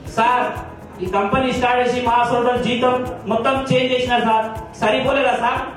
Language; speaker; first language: Telugu; non-native, local second language; Urdu